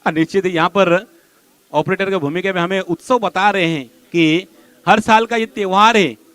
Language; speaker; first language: Hindi; non-native, local second language; Marathi